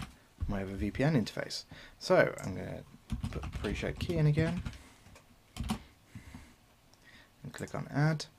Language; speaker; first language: English; native; English